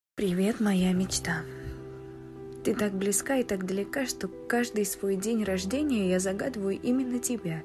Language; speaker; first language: Russian; native; Russian